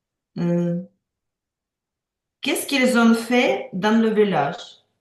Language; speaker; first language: French; non-native, learner; Ukrainian